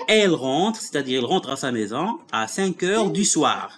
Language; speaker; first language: French; non-native, local second language; Arabic